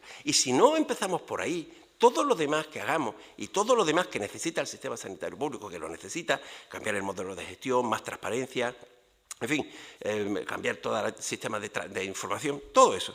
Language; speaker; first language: Spanish; native; Spanish